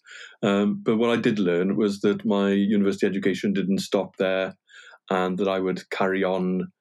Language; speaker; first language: English; non-native, local second language; Welsh